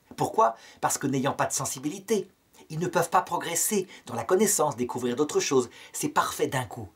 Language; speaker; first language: French; native; French